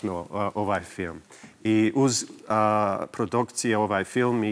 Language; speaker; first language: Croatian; early bilingual, heritage; English